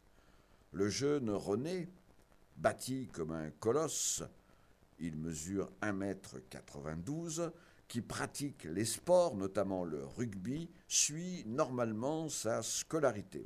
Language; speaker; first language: French; native; French